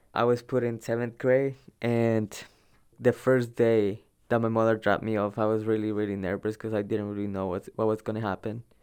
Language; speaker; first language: English; early bilingual, other home language; Spanish